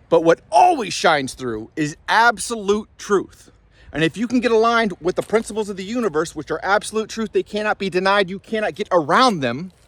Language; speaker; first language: English; native; English